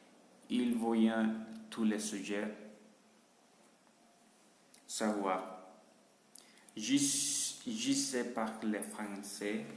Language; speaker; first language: French; non-native, learner; Spanish